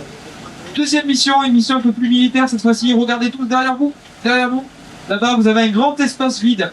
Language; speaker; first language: French; native; French